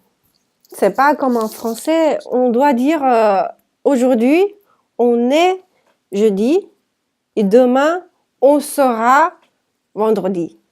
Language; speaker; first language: French; non-native, fluent; Chinese